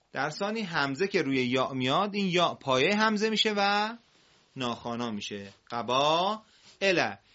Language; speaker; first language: Persian; native; Persian